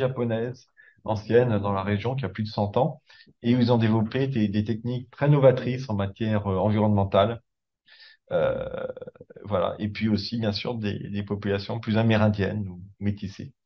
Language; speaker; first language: French; native; French